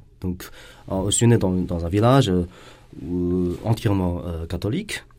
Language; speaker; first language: French; non-native, fluent; Chinese